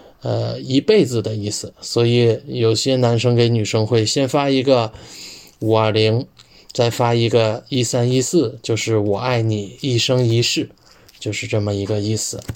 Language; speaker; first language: Chinese; native; Chinese